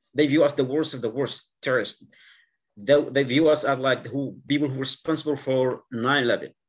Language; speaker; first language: English; non-native, fluent; Arabic